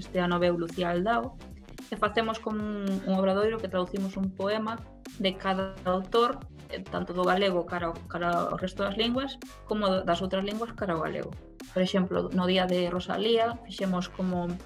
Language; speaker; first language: Galician; non-native, local second language; Spanish